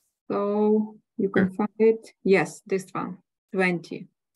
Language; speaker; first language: English; non-native, learner; Ukrainian